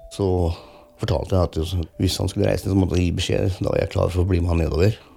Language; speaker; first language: Norwegian; early bilingual, other home language; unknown